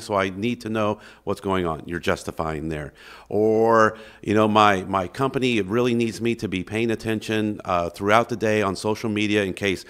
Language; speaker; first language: English; native; English